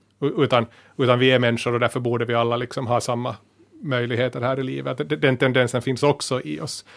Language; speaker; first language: Swedish; native; Swedish